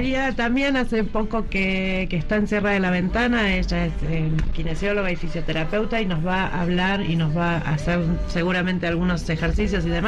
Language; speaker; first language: Spanish; native; Spanish